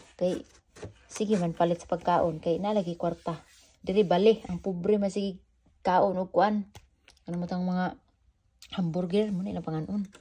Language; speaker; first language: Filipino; non-native, local second language; Cebuano